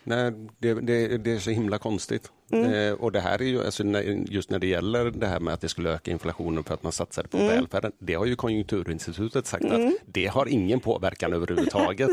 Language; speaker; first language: Swedish; native; Swedish